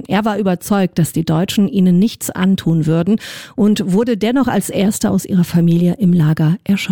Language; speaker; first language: German; native; German